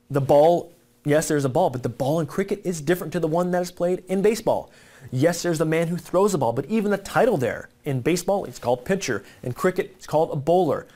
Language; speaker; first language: English; native; English